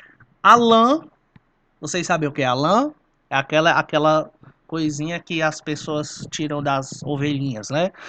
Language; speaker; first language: Portuguese; native; Portuguese